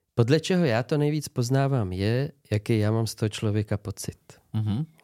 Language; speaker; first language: Czech; native; Czech